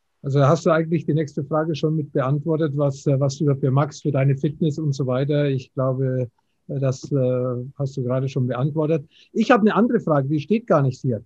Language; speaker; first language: German; native; German